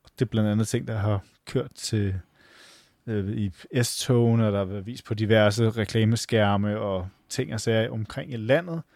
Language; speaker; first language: Danish; native; Danish